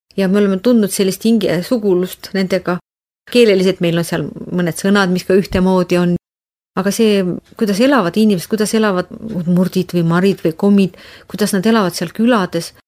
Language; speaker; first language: Estonian; native; Estonian